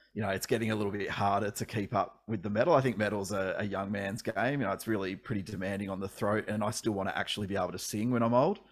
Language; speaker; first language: English; native; English